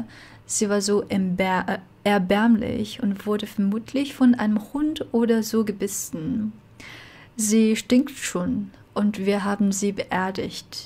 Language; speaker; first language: German; non-native, fluent; Chinese